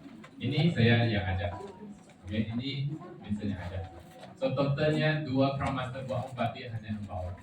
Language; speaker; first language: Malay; non-native, local second language; Chinese